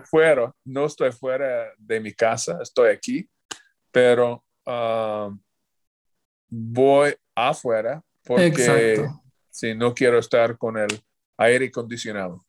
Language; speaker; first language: Spanish; non-native, learner; English